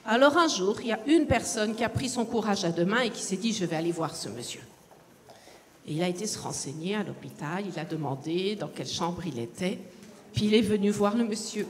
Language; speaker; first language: French; native; French